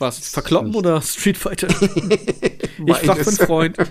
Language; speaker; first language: German; native; German